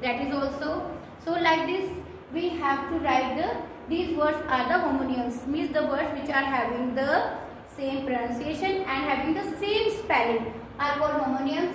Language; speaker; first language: English; non-native, local second language; Hindi